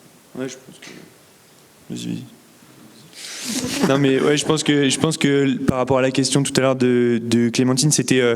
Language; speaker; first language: French; native; French